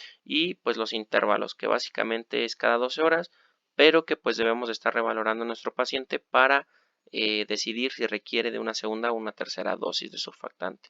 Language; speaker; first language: Spanish; native; Spanish